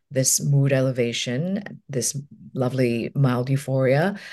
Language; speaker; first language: English; non-native, local second language; Cantonese